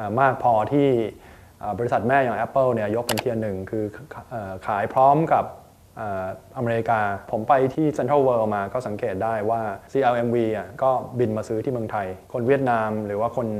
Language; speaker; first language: Thai; native; Thai